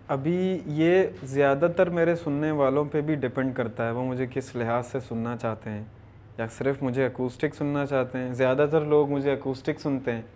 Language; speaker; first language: Urdu; non-native, local second language; Baluchi